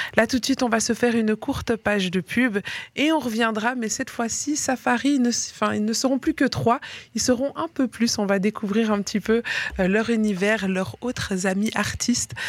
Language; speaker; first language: French; native; French